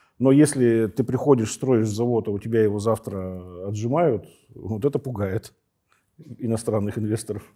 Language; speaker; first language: Russian; native; Russian